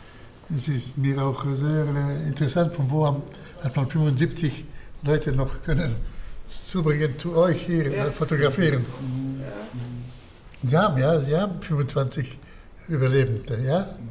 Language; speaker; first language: German; non-native, fluent; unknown